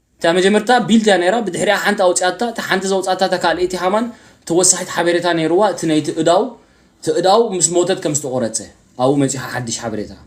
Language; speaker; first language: Tigrinya; early bilingual, heritage; Tigrinya